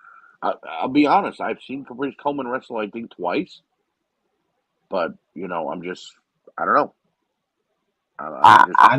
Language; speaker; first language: English; native; English